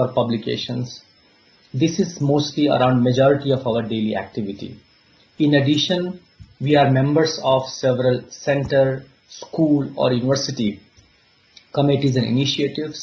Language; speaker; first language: English; non-native, local second language; Hindi